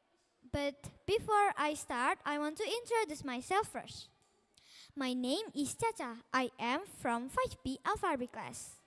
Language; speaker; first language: English; non-native, learner; Indonesian